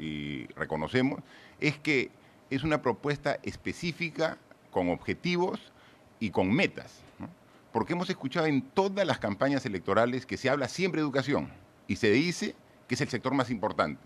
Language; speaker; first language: Spanish; native; Spanish